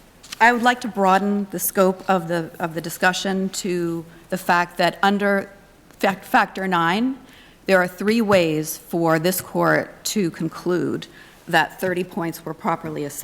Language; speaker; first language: English; native; English